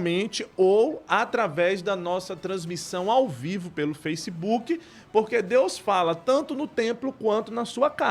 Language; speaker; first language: Portuguese; native; Portuguese